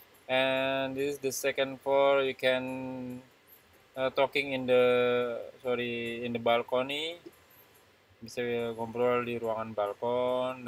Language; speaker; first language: English; non-native, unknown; Indonesian